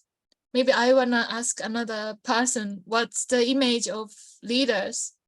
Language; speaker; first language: English; non-native, learner; Japanese